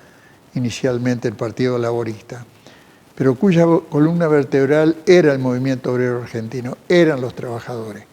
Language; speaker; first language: Spanish; native; Spanish